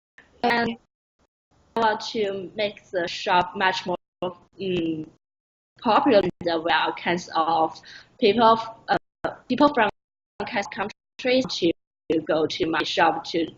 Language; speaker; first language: English; non-native, learner; Chinese